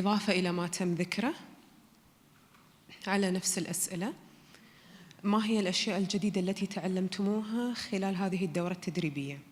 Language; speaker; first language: Arabic; native; Arabic